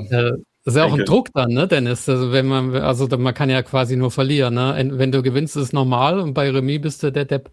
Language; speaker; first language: German; native; German